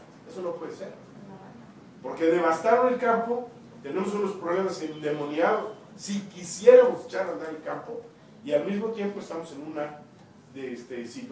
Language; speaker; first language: Spanish; native; Spanish